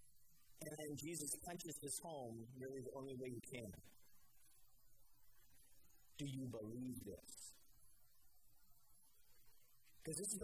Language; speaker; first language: English; native; English